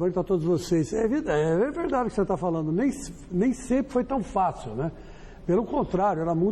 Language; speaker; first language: Portuguese; native; Portuguese